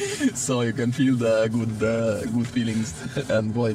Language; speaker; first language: English; non-native, fluent; Arabic